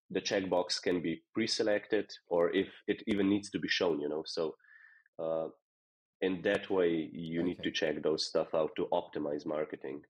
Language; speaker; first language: English; non-native, fluent; Slovenian